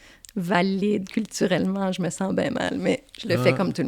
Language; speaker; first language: French; native; French